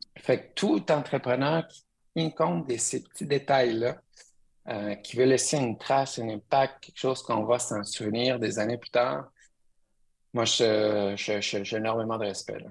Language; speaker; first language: French; early bilingual, other home language; Spanish